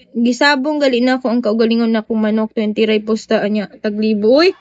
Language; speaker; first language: Cebuano; non-native, local second language; Hiligaynon